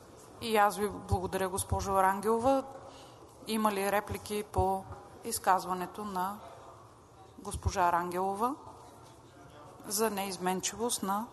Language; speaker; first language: Bulgarian; native; Bulgarian